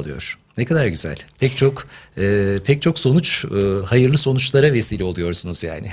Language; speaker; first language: Turkish; native; Turkish